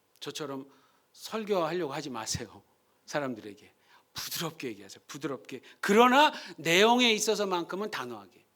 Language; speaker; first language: Korean; early bilingual, heritage; Korean